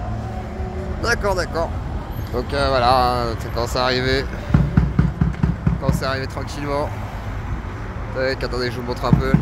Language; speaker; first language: French; native; French